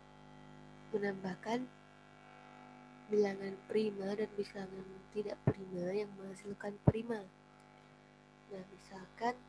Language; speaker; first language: Indonesian; native; Indonesian